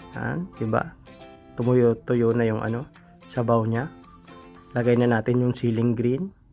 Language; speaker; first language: Filipino; non-native, local second language; Bikol